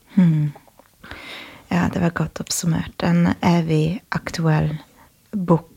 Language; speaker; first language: Norwegian; non-native, fluent; Polish